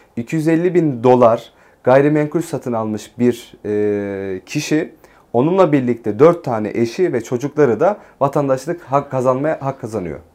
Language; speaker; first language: Turkish; native; Turkish